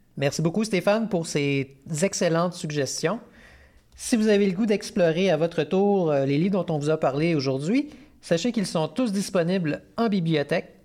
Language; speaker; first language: French; native; French